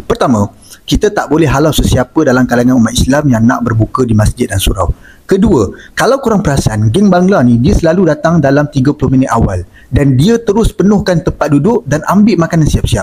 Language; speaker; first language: Malay; native; Malay